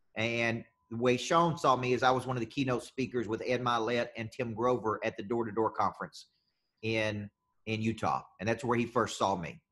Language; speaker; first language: English; native; English